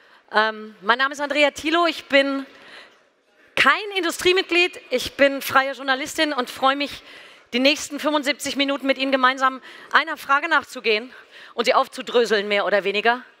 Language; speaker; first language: German; native; German